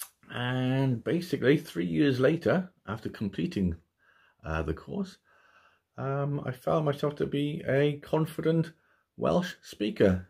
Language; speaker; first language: English; native; English